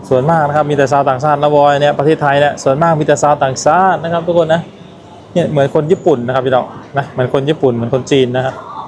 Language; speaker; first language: Thai; native; Thai